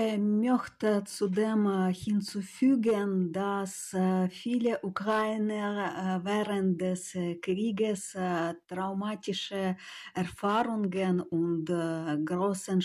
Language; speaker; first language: German; non-native, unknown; Ukrainian